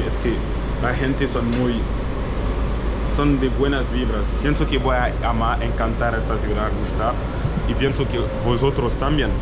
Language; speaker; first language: Spanish; non-native, learner; French